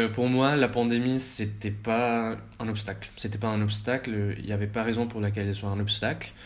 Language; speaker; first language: French; early bilingual, heritage; Spanish